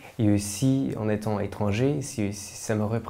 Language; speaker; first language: French; non-native, fluent; English